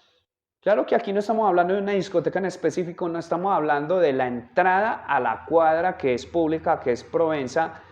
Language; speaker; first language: Spanish; native; Spanish